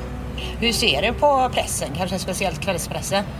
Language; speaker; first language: Swedish; native; Swedish